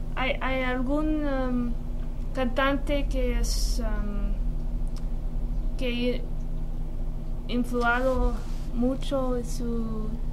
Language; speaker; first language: Spanish; non-native, learner; English